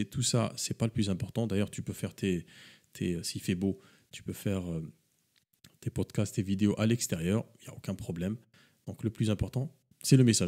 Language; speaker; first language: French; native; French